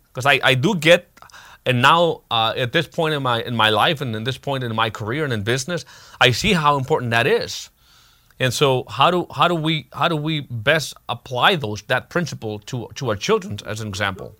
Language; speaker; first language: English; early bilingual, other home language; Spanish